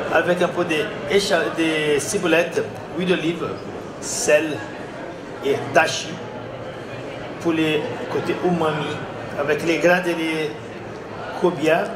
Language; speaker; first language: French; non-native, learner; Portuguese